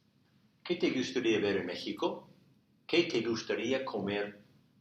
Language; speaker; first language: Spanish; non-native, fluent; English